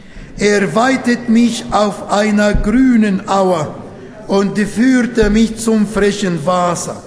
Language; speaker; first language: German; non-native, fluent; Arabic